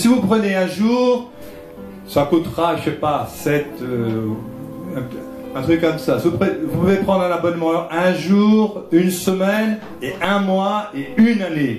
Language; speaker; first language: French; non-native, fluent; Portuguese